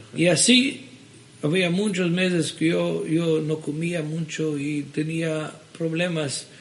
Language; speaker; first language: Spanish; early bilingual, heritage; Spanish